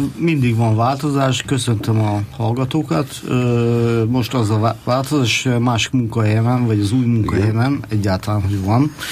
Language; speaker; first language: Hungarian; native; Hungarian